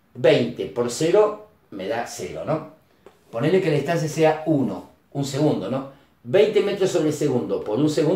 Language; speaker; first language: Spanish; native; Spanish